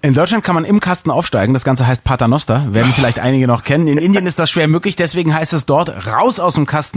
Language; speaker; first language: German; native; German